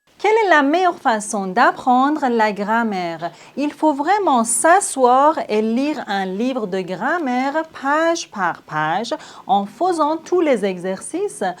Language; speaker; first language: French; non-native, fluent; Persian